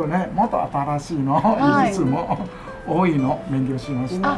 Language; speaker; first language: Japanese; non-native, learner; Chinese